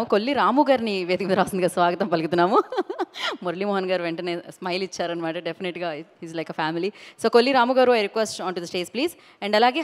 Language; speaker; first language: Telugu; native; Telugu